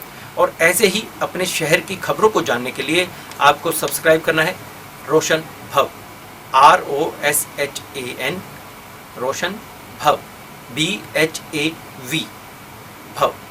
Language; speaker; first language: Hindi; native; Hindi